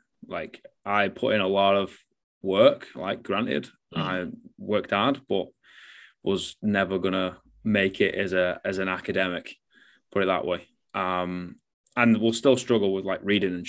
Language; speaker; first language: English; native; English